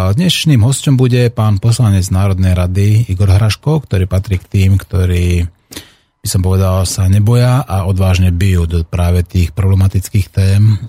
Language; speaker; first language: Slovak; native; Slovak